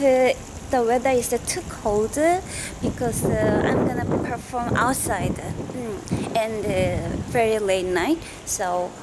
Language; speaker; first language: English; non-native, learner; Korean